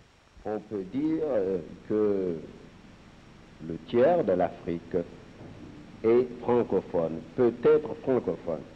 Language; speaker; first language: French; non-native, local second language; Serer